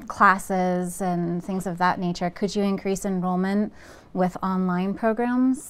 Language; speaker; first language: English; native; English